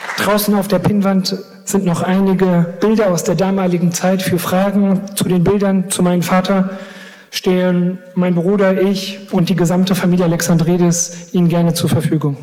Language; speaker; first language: German; early bilingual, other home language; Greek